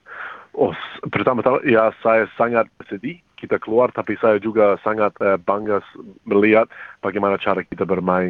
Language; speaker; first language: Indonesian; early bilingual, heritage; English